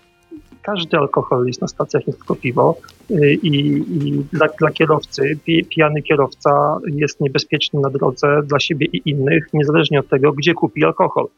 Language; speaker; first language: Polish; native; Polish